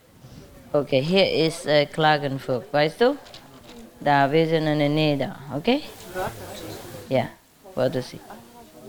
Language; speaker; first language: German; non-native, learner; Vietnamese